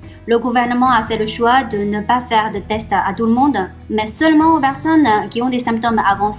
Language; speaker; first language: French; non-native, fluent; Chinese